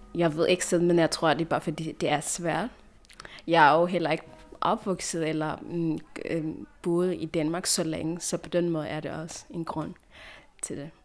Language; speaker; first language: Danish; non-native, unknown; Tigrinya